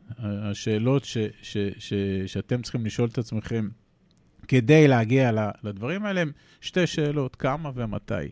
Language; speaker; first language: Hebrew; native; Hebrew